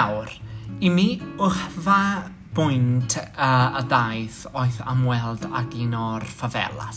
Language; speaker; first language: Welsh; non-native, fluent; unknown